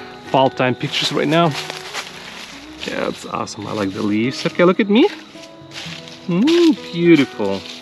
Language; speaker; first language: English; non-native, fluent; Ukrainian